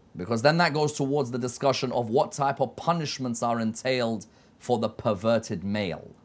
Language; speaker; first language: English; native; English